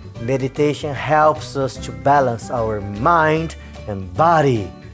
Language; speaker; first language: English; non-native, fluent; Portuguese